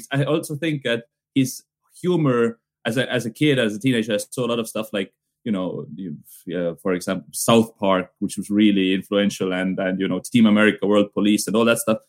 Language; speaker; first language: English; non-native, fluent; Estonian